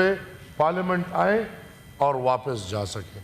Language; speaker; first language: Urdu; non-native, local second language; Pashto